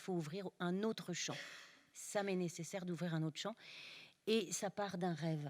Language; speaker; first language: French; native; French